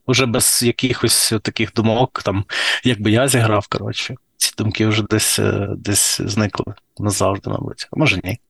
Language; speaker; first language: Ukrainian; non-native, local second language; Russian